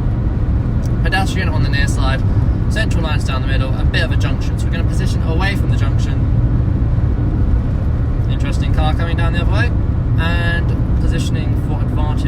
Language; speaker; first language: English; native; English